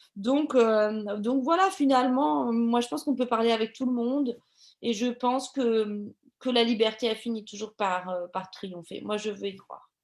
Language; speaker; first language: French; native; French